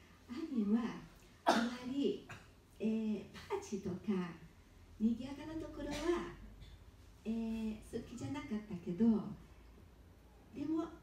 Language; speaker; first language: Japanese; early bilingual, heritage; Japanese